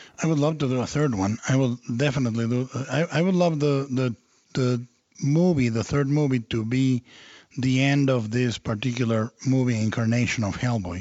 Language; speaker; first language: English; non-native, fluent; Spanish